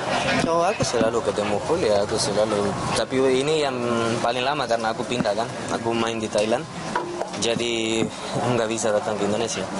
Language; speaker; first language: Indonesian; non-native, fluent; Spanish